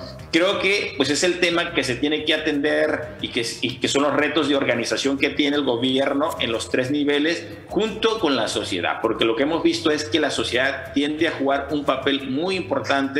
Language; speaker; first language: Spanish; native; Spanish